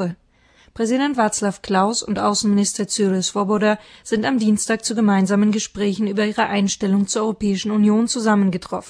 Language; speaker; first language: German; native; German